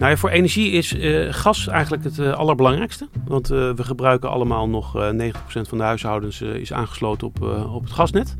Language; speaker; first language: Dutch; native; Dutch